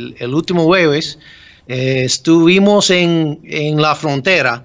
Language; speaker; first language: Spanish; non-native, fluent; English